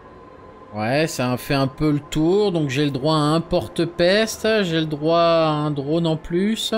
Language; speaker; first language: French; native; French